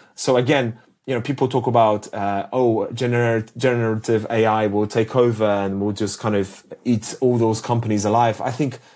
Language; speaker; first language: English; early bilingual, other home language; Polish